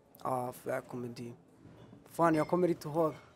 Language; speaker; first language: Swedish; early bilingual, other home language; Albanian